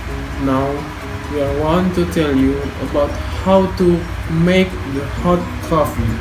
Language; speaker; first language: English; non-native, learner; Indonesian